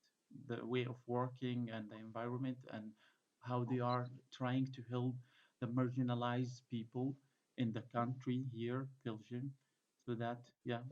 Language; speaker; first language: English; non-native, fluent; Arabic